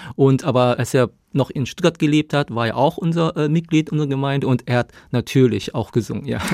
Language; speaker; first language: German; early bilingual, other home language; Korean